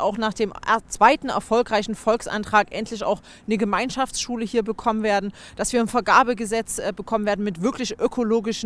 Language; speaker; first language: German; native; German